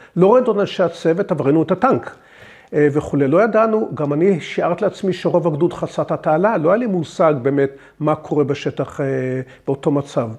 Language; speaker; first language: Hebrew; early bilingual, other home language; English